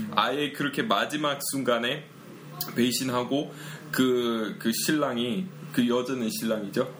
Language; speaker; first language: Korean; non-native, fluent; English